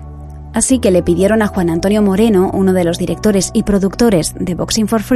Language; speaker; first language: Spanish; native; Spanish